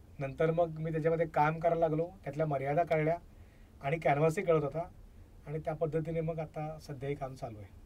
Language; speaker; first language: Marathi; native; Marathi